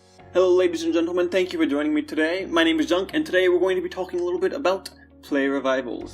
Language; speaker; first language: English; native; English